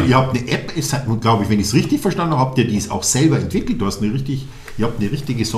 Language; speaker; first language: German; native; German